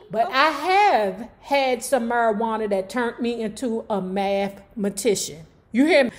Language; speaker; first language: English; native; English